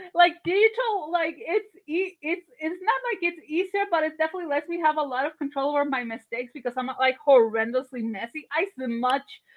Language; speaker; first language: English; non-native, fluent; Spanish